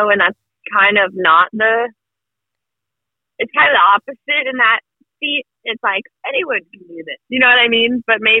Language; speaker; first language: English; native; English